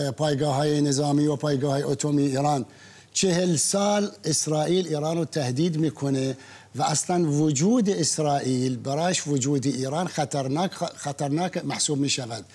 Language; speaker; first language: Persian; non-native, local second language; Arabic